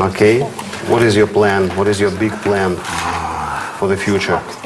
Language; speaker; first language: English; non-native, fluent; Russian